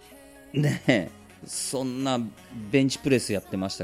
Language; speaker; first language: Japanese; native; Japanese